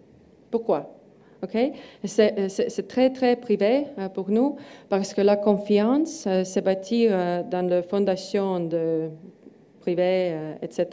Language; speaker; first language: French; non-native, learner; Estonian